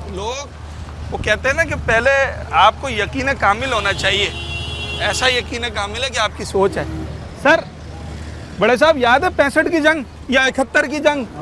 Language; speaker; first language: Urdu; native; Urdu